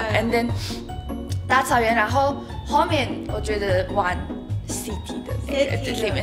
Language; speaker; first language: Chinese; non-native, learner; Mongolian